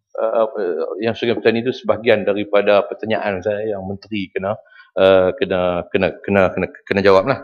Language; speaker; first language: Malay; native; Malay